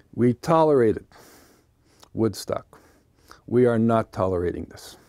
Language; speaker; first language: English; native; English